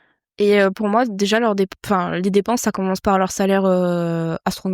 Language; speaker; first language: French; native; French